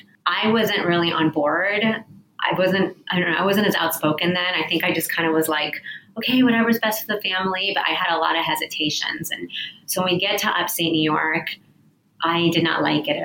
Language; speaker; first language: English; early bilingual, other home language; Spanish